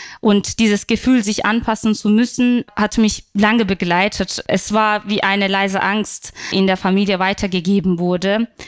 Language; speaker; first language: German; non-native, fluent; Turkish